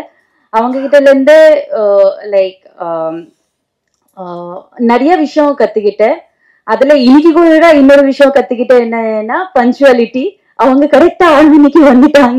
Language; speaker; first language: Tamil; non-native, fluent; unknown